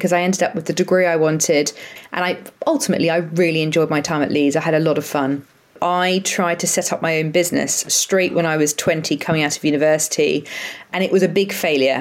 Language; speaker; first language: English; native; English